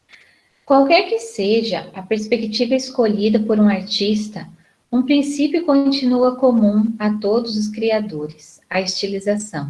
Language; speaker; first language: Portuguese; native; Portuguese